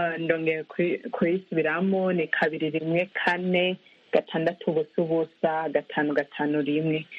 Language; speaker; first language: Rundi; early bilingual, heritage; Rundi